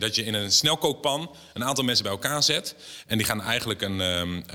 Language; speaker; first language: Dutch; native; Dutch